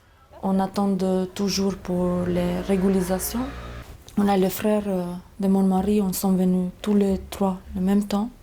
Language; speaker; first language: French; non-native, learner; Albanian